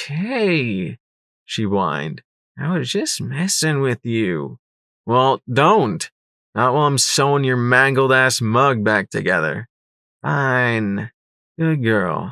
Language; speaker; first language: English; native; English